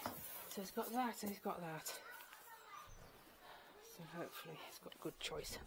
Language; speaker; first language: English; native; English